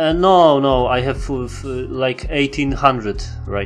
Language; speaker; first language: English; non-native, learner; Polish